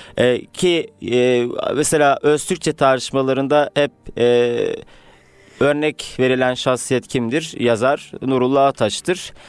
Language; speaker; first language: Turkish; native; Turkish